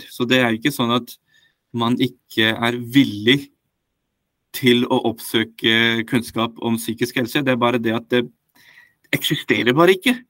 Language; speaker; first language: Norwegian; early bilingual, other home language; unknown